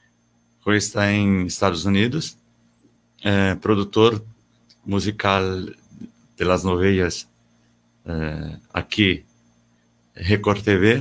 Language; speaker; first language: Spanish; non-native, learner; Portuguese